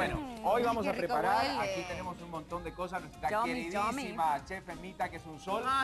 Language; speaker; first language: Spanish; native; Spanish